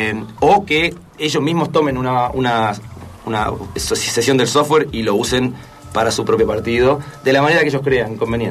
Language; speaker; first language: Spanish; native; Spanish